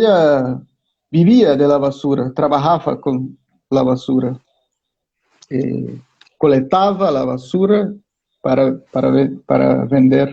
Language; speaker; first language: Spanish; non-native, fluent; Portuguese